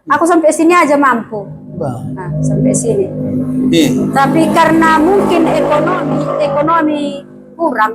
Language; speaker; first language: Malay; non-native, local second language; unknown